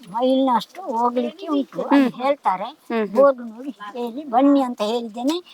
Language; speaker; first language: Kannada; native; Kannada